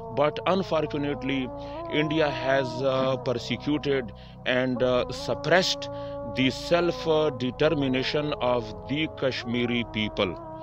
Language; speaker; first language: English; non-native, local second language; Pashto